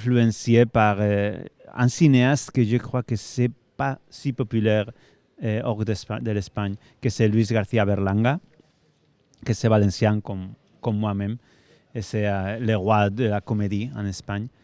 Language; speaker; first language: French; non-native, fluent; Spanish